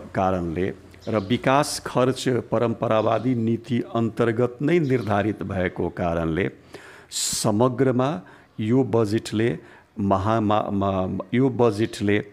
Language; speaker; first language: Nepali; non-native, local second language; Bhojpuri